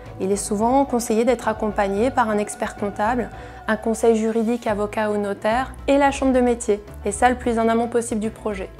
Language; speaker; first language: French; native; French